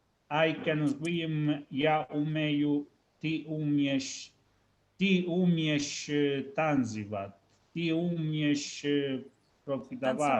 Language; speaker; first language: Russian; non-native, learner; Italian